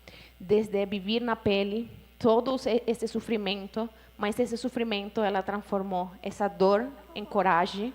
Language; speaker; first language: Portuguese; non-native, fluent; Spanish